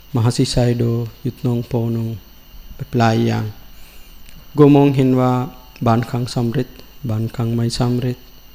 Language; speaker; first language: Thai; non-native, learner; Sinhala